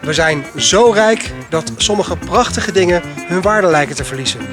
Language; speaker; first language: Dutch; native; Dutch